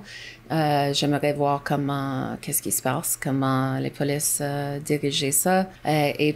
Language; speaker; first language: French; non-native, local second language; English